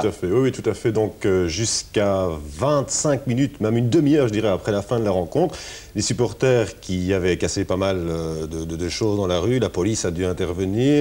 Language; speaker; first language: French; native; French